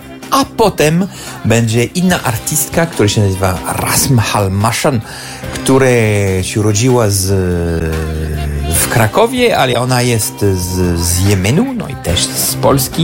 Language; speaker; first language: Polish; non-native, fluent; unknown